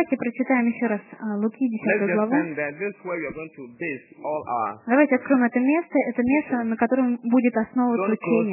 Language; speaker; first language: Russian; native; Russian